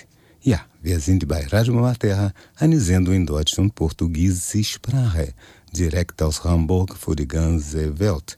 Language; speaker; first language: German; non-native, fluent; Portuguese